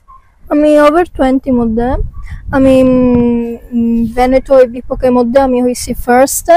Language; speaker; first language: Bangla; early bilingual, heritage; Bangla